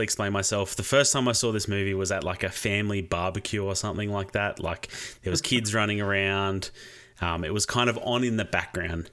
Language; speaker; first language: English; native; English